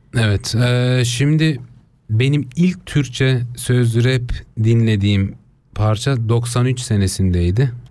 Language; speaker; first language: Turkish; early bilingual, heritage; Turkish